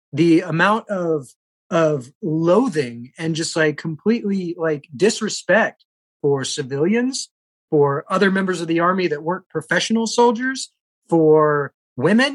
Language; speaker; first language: English; native; English